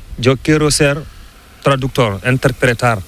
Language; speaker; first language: Spanish; non-native, learner; Fula